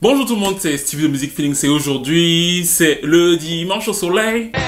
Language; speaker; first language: French; native; French